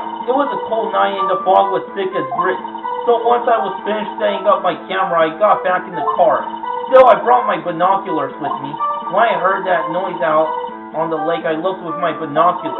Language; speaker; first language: English; native; English